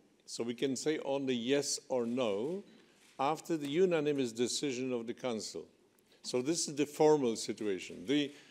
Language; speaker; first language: English; non-native, fluent; Polish